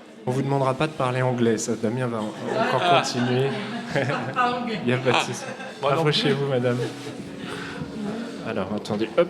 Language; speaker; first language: French; native; French